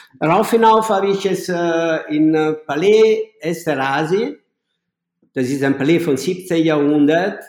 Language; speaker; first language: German; non-native, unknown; Italian